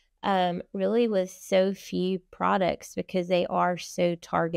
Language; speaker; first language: English; native; English